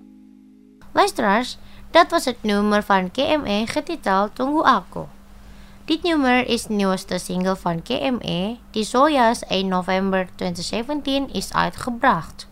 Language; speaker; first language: Dutch; non-native, fluent; Indonesian